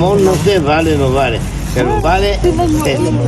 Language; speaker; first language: Spanish; non-native, learner; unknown